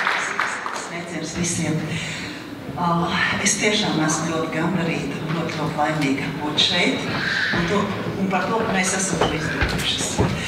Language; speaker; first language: Latvian; native; Latvian